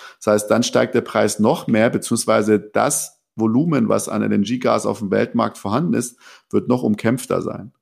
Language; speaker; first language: German; early bilingual, other home language; Persian